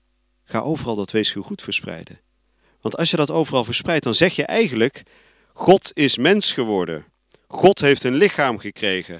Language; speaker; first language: Dutch; native; Dutch